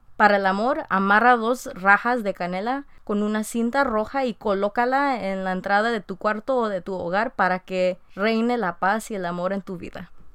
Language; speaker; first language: Spanish; early bilingual, heritage; Spanish